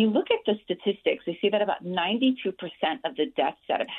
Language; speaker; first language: English; native; English